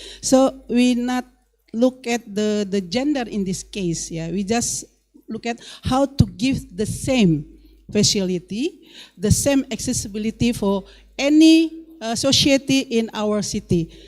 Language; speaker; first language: English; non-native, learner; Indonesian